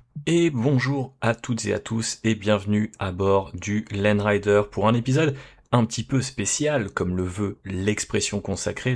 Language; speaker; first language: French; native; French